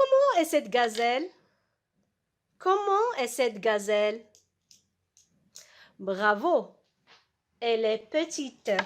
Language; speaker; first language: French; non-native, local second language; Arabic